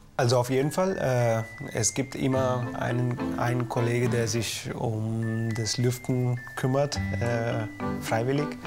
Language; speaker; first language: German; non-native, fluent; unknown